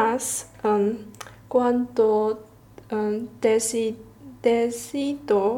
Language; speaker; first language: Spanish; non-native, learner; Chinese